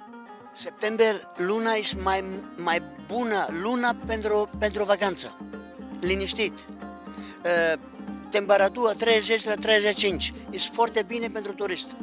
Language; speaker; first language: Romanian; non-native, learner; Greek